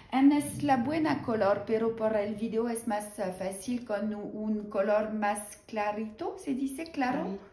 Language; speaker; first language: Spanish; non-native, learner; French